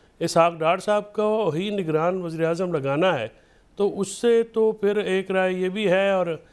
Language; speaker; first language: Urdu; native; Urdu